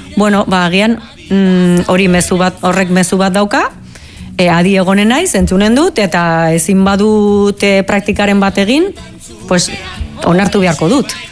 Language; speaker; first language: Basque; non-native, local second language; Spanish